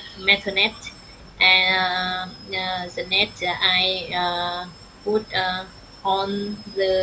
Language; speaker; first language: English; non-native, learner; Vietnamese